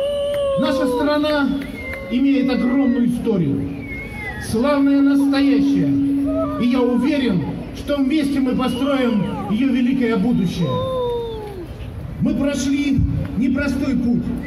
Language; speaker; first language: Russian; native; Russian